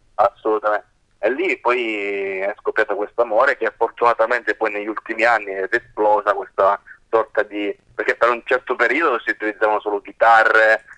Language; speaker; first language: Italian; native; Italian